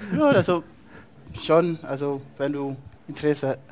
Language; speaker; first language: German; non-native, fluent; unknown